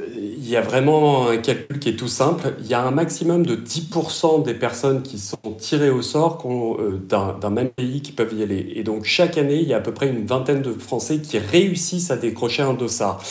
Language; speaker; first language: French; native; French